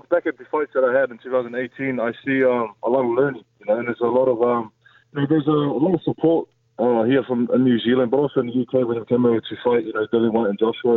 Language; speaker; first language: English; native; English